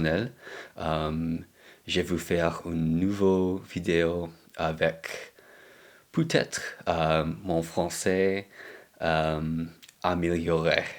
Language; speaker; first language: French; non-native, learner; English